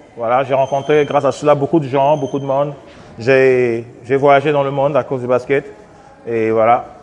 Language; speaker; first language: French; non-native, local second language; Sango